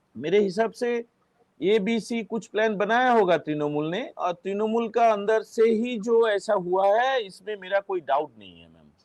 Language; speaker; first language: Hindi; non-native, local second language; Bangla